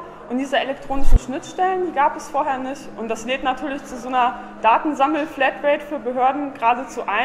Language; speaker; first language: German; native; German